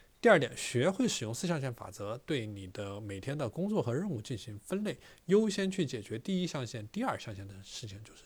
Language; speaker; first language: Chinese; native; Chinese